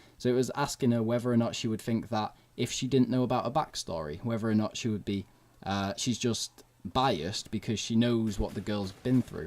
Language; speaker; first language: English; native; English